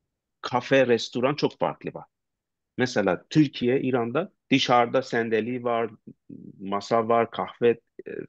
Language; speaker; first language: Turkish; non-native, learner; Persian